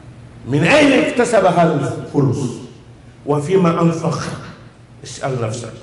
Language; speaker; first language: Arabic; non-native, fluent; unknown